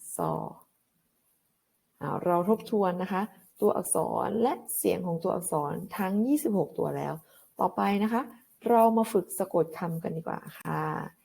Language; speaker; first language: Thai; native; Thai